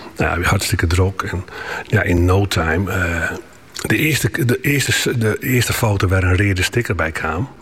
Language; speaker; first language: Dutch; non-native, local second language; Western Frisian